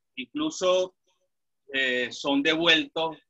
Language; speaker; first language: Spanish; native; Spanish